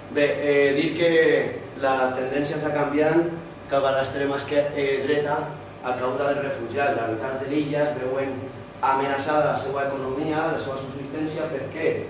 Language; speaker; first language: Catalan; native; Catalan